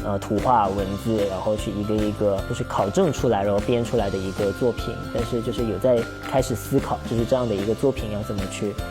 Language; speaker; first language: Chinese; early bilingual, heritage; Chinese